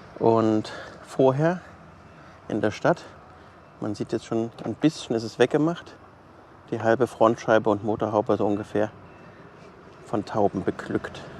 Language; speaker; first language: German; native; German